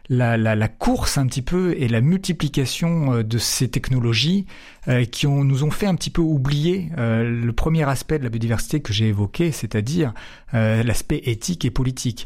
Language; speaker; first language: French; native; French